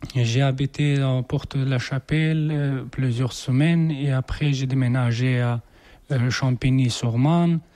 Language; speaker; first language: French; non-native, learner; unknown